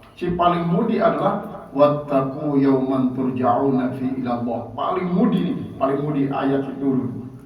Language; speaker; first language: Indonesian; non-native, local second language; Sasak